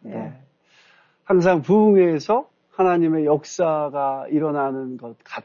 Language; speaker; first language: Korean; native; Korean